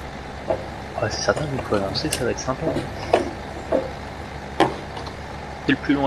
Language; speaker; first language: French; native; French